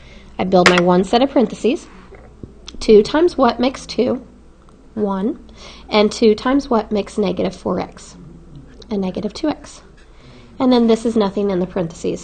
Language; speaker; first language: English; native; English